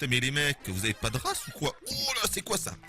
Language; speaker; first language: French; native; French